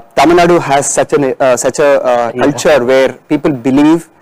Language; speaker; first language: English; non-native, local second language; Tamil